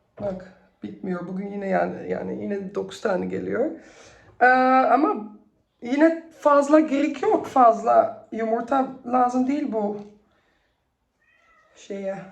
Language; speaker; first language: Turkish; early bilingual, heritage; Turkish